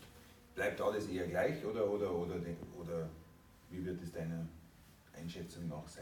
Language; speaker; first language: German; native; German